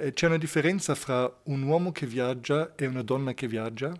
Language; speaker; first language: Italian; non-native, fluent; German